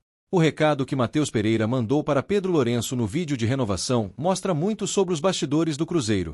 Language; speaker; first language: Portuguese; native; Portuguese